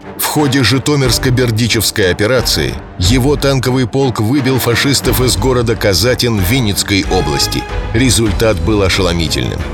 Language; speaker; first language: Russian; native; Russian